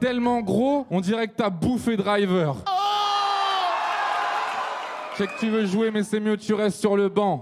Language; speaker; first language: French; native; French